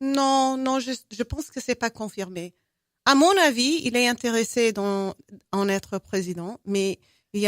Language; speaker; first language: French; non-native, fluent; English